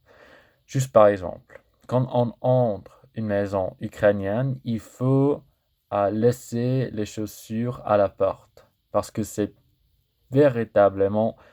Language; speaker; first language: French; non-native, fluent; English